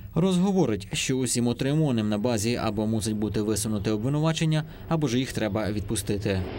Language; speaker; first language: Ukrainian; native; Ukrainian